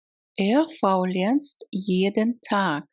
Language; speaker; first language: German; non-native, fluent; Russian